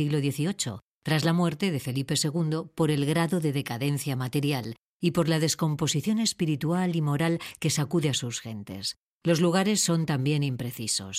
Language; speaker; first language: Spanish; native; Spanish